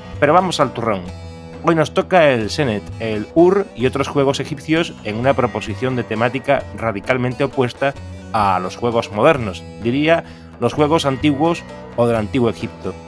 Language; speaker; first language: Spanish; native; Spanish